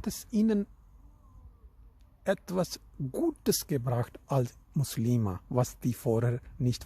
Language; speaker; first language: German; non-native, fluent; Urdu